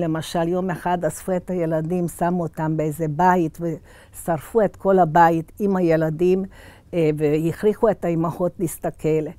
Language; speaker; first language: Hebrew; early bilingual, other home language; Hungarian